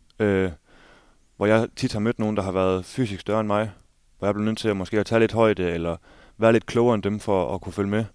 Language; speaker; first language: Danish; native; Danish